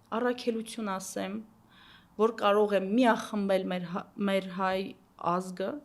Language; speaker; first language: Armenian; early bilingual, heritage; Armenian